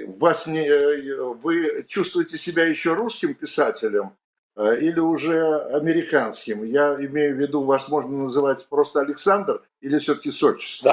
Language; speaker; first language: Russian; native; Russian